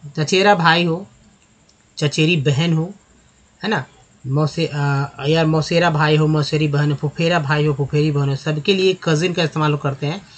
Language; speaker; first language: Hindi; native; Hindi